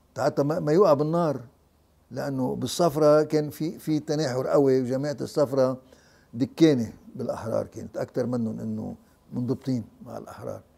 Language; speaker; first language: Arabic; native; Arabic